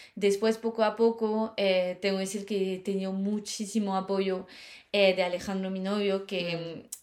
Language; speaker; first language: Spanish; non-native, fluent; French